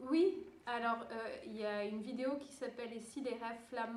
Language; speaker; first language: French; early bilingual, other home language; Dutch